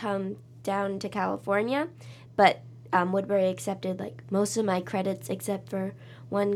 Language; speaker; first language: English; native; English